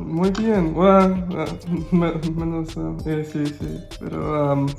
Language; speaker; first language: Spanish; non-native, learner; English